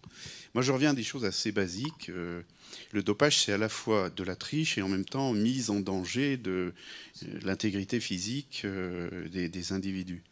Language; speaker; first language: French; native; French